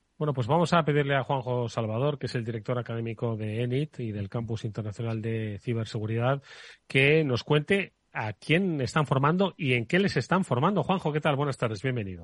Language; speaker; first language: Spanish; native; Spanish